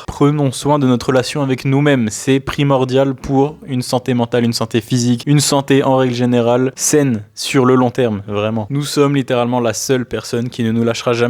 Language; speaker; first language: French; native; French